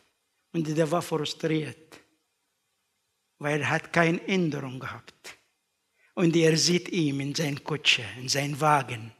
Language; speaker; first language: German; non-native, learner; Arabic